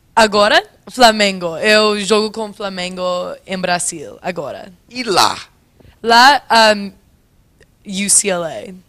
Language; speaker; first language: Portuguese; non-native, fluent; English